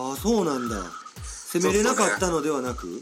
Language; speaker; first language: Japanese; native; Japanese